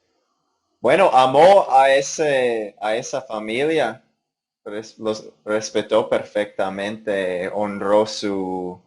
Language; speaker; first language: Spanish; non-native, fluent; English